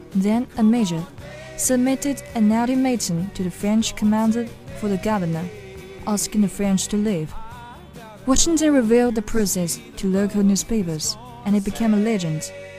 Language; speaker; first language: English; non-native, fluent; Chinese